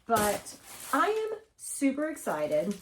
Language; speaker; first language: English; native; English